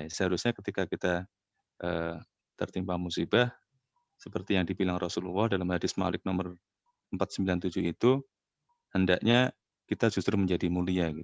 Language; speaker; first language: Indonesian; native; Indonesian